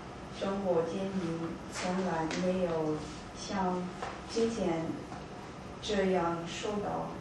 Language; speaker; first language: Chinese; non-native, learner; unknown